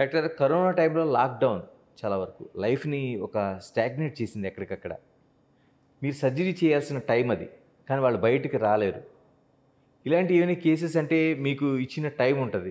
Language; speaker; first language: Telugu; native; Telugu